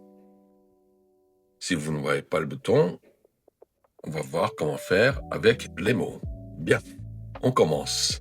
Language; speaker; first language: French; non-native, fluent; Korean